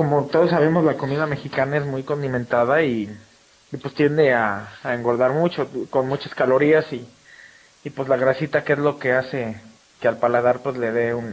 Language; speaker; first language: Spanish; native; Spanish